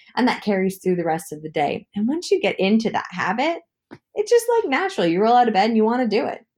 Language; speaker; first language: English; native; English